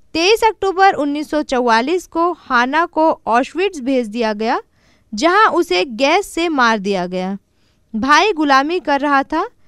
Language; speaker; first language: Hindi; native; Hindi